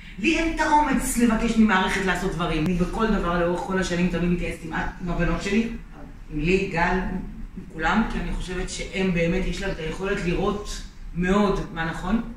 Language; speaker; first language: Hebrew; native; Hebrew